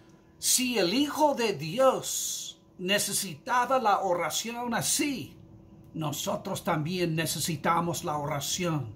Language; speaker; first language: Spanish; non-native, fluent; English